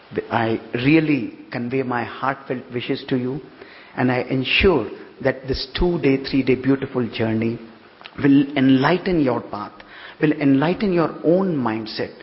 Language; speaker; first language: English; non-native, local second language; Hindi